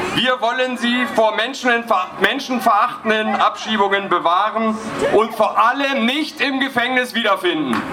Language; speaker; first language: German; native; German